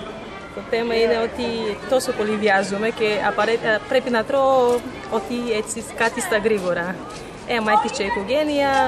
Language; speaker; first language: Greek; non-native, fluent; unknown